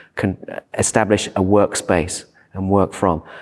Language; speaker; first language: English; native; English